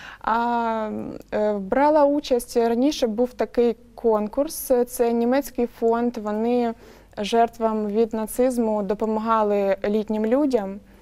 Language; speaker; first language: Ukrainian; non-native, local second language; Russian